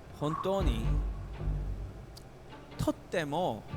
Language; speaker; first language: Japanese; non-native, learner; Korean